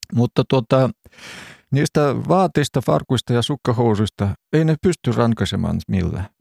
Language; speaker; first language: Finnish; non-native, fluent; Russian